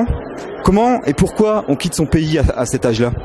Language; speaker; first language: French; native; French